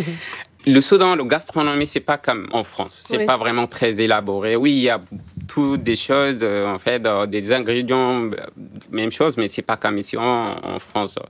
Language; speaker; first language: French; non-native, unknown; Arabic